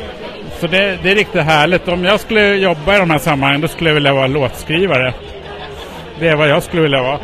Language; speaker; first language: Swedish; native; Swedish